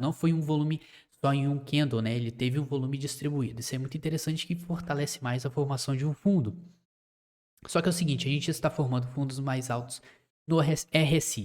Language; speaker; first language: Portuguese; native; Portuguese